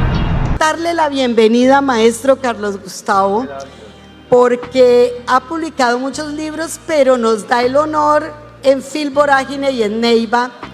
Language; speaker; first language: Spanish; native; Spanish